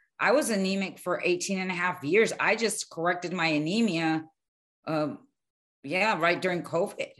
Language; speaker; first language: English; early bilingual, other home language; Spanish